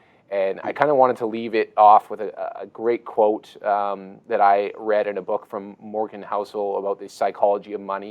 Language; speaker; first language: English; native; English